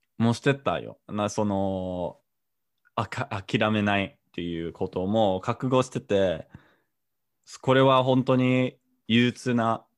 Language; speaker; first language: Japanese; non-native, fluent; English